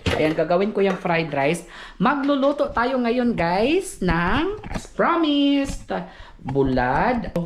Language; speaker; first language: Filipino; non-native, local second language; Cebuano